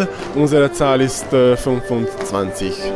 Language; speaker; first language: German; non-native, local second language; Hungarian